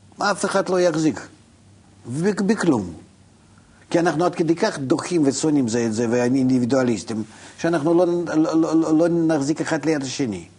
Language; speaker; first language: Hebrew; non-native, fluent; Russian